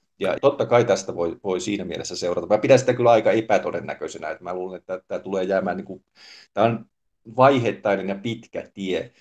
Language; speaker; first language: Finnish; native; Finnish